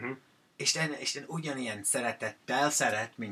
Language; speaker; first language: Hungarian; non-native, fluent; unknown